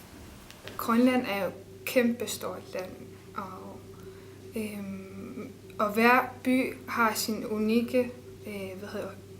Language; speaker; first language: Danish; non-native, local second language; Kalaallisut